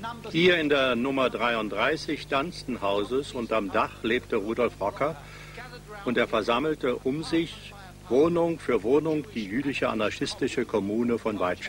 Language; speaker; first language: German; native; German